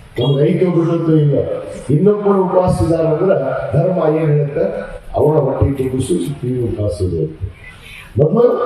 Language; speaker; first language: Kannada; native; Kannada